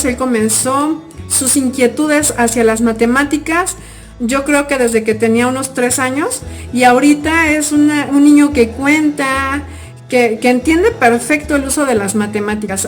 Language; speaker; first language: Spanish; native; Spanish